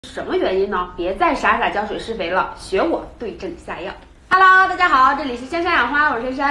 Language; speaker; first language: Chinese; native; Chinese